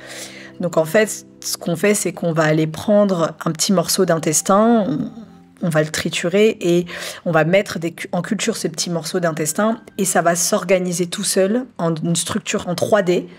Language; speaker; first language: French; early bilingual, other home language; Arabic